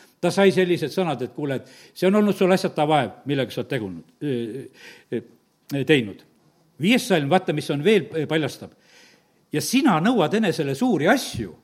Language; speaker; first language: Estonian; native; Estonian